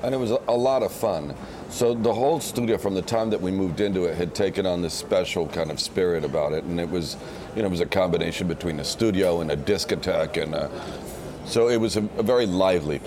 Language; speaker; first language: English; non-native, fluent; Spanish